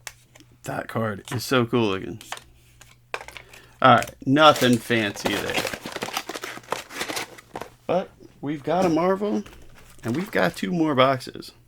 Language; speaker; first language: English; native; English